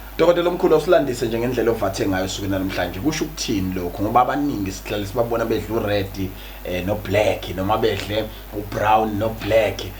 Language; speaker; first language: Zulu; native; Zulu